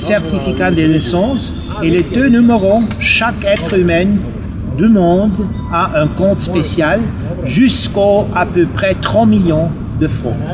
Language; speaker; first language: French; non-native, learner; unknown